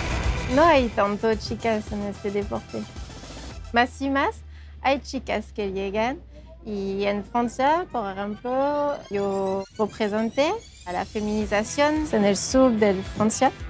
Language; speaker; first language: Spanish; non-native, learner; French